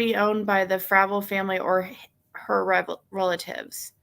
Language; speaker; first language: English; native; English